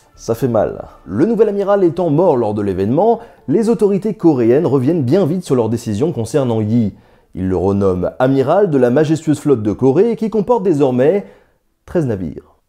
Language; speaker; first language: French; native; French